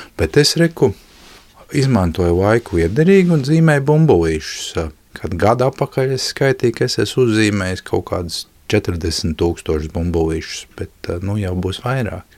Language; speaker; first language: Latvian; native; Latvian